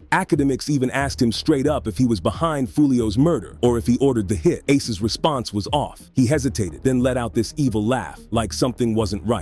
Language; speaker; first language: English; native; English